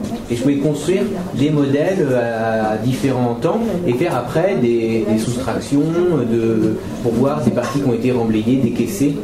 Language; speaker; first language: French; native; French